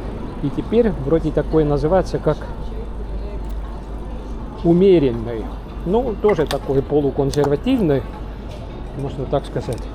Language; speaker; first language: Russian; non-native, local second language; Estonian